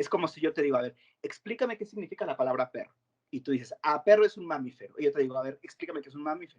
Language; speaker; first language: Spanish; native; Spanish